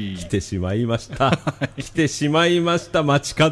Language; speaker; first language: Japanese; native; Japanese